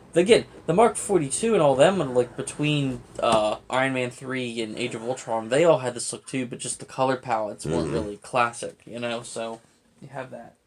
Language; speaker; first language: English; native; English